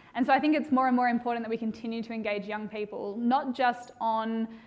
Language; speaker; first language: English; native; English